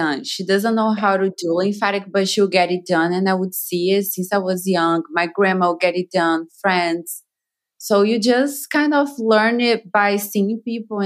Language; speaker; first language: English; non-native, fluent; Portuguese